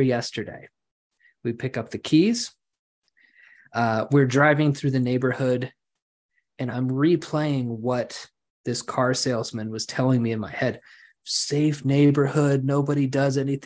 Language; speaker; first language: English; native; English